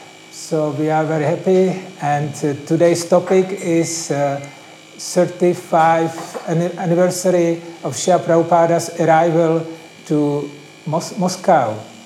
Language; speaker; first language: English; non-native, fluent; Czech